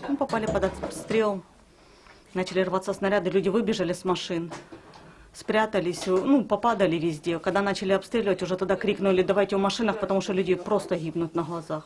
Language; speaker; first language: Russian; native; Russian